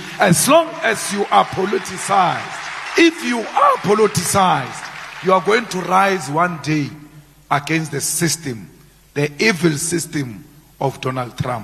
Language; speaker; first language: English; non-native, local second language; Northern Sotho